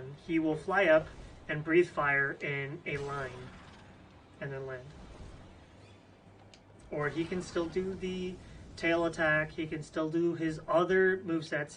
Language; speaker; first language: English; native; English